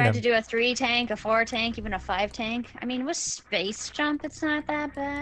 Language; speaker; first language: English; native; English